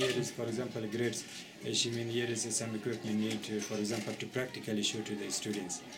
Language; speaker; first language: English; non-native, learner; Persian